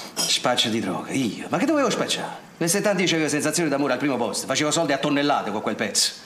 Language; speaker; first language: Italian; native; Italian